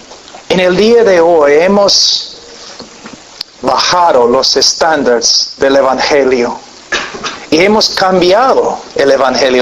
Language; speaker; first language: Spanish; non-native, fluent; English